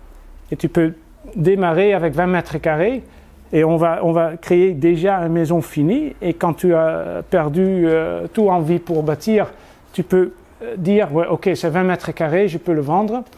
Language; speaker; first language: French; non-native, fluent; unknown